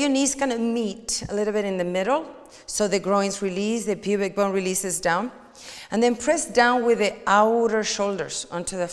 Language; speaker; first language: English; non-native, fluent; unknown